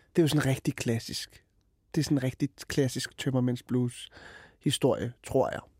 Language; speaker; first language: Danish; early bilingual, other home language; Arabic